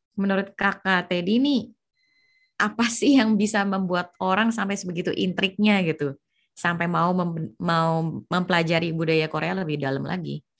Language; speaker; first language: Indonesian; native; Indonesian